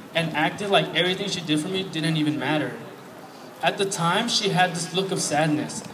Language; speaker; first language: English; early bilingual, other home language; Spanish